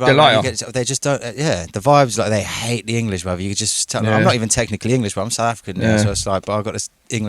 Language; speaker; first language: English; native; English